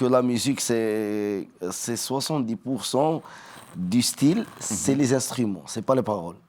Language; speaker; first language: French; non-native, learner; Arabic